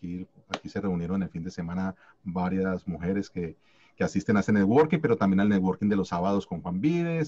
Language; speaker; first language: Spanish; native; Spanish